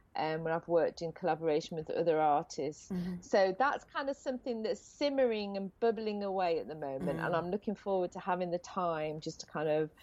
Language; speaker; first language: English; native; English